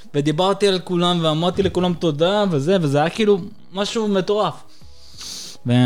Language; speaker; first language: Hebrew; early bilingual, other home language; Russian